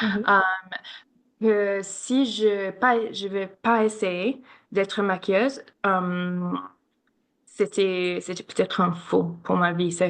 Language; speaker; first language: French; non-native, learner; English